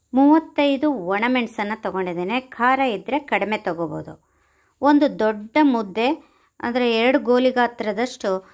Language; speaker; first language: Kannada; non-native, local second language; Konkani